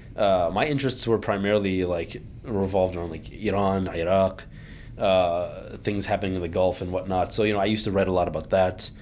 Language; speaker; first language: English; early bilingual, other home language; Arabic